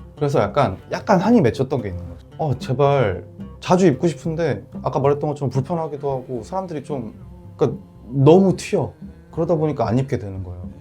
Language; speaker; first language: Korean; native; Korean